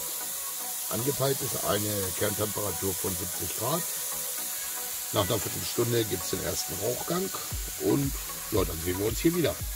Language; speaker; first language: German; native; German